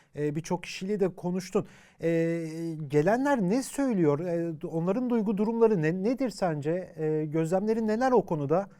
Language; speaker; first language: Turkish; native; Turkish